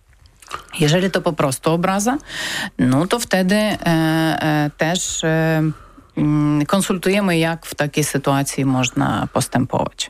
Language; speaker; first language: Polish; non-native, learner; Ukrainian